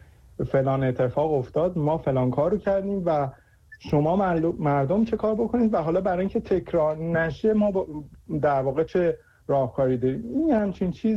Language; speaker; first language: Persian; native; Persian